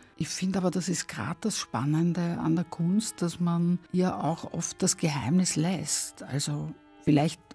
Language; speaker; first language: German; native; German